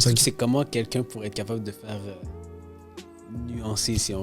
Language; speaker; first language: French; native; French